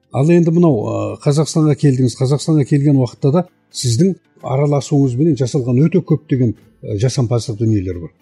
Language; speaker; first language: Kazakh; native; Kazakh